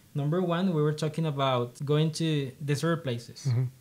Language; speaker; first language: English; non-native, fluent; Spanish